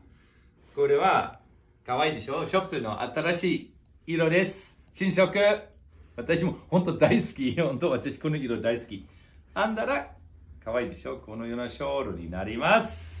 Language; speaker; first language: Japanese; non-native, fluent; German